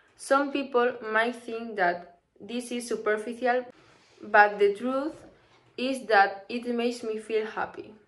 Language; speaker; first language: English; non-native, learner; Spanish